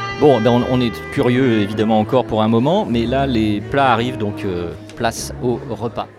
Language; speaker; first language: French; native; French